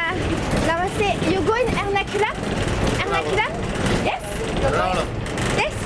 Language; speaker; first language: English; non-native, learner; French